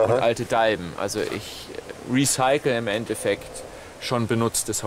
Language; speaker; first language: German; native; German